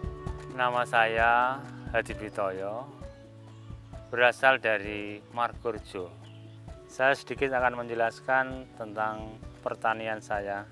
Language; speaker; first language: Indonesian; non-native, local second language; Javanese